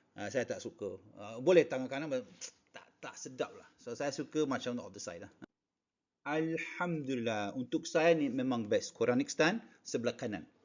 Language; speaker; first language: Malay; non-native, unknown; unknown